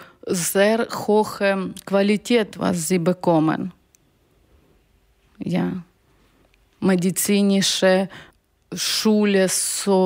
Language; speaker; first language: German; non-native, learner; Ukrainian